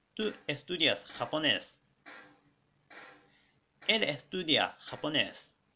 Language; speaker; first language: Spanish; non-native, fluent; Japanese